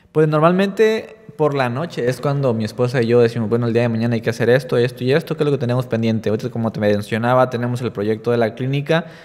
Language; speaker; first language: Spanish; native; Spanish